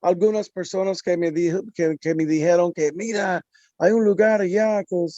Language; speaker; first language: Spanish; non-native, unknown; English